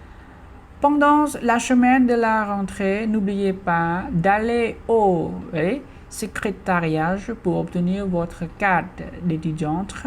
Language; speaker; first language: French; non-native, fluent; Khmer